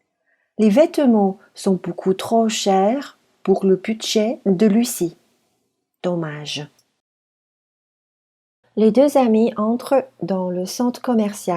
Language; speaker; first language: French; non-native, fluent; Chinese